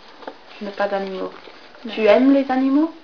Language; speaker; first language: French; non-native, fluent; English